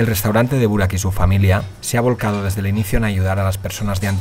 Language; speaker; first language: Spanish; native; Spanish